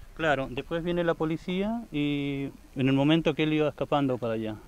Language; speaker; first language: Spanish; native; Spanish